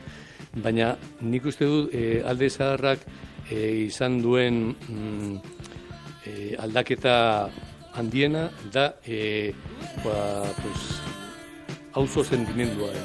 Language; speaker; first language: Basque; non-native, local second language; Spanish